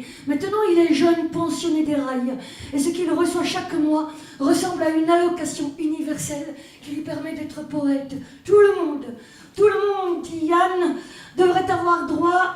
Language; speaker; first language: French; native; French